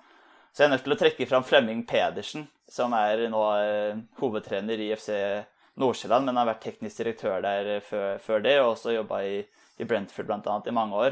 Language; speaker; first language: Norwegian; native; Norwegian